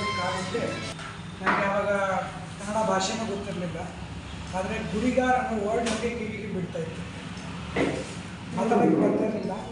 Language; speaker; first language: Kannada; non-native, local second language; Hindi